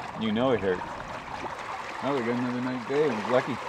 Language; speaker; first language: English; native; English